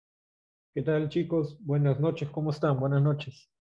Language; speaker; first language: Spanish; native; Spanish